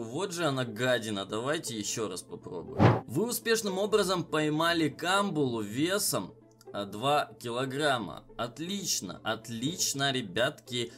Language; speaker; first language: Russian; native; Russian